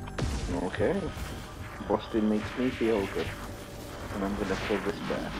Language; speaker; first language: English; native; English